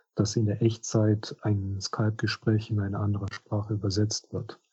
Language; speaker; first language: German; non-native, fluent; Russian